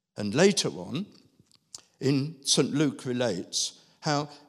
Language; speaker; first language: English; native; English